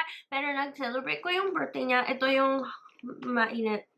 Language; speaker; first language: Filipino; early bilingual, heritage; English